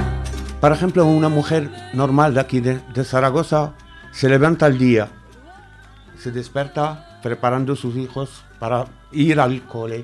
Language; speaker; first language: Spanish; non-native, fluent; Arabic